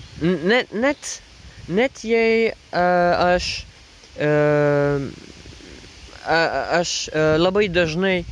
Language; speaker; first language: Lithuanian; non-native, learner; French